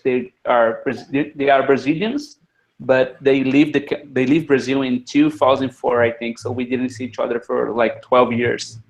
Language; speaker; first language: English; non-native, learner; Portuguese